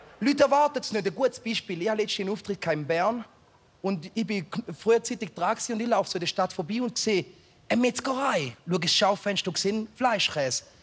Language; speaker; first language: German; early bilingual, other home language; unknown